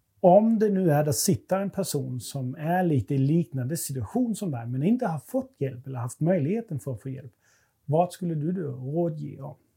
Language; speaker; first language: Swedish; non-native, fluent; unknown